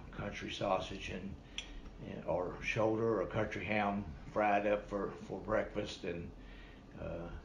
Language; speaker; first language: English; native; English